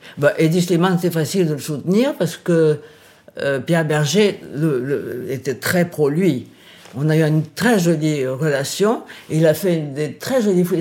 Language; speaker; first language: French; early bilingual, other home language; Portuguese